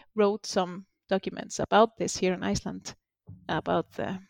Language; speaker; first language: English; non-native, fluent; Icelandic